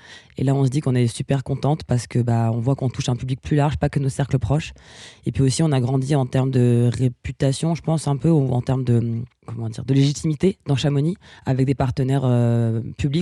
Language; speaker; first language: French; native; French